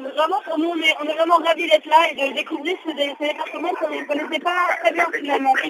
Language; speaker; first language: French; non-native, learner; English